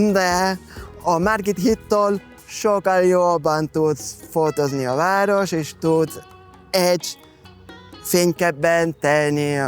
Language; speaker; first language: Hungarian; non-native, fluent; Spanish